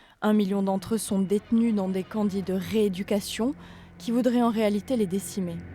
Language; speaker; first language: French; native; French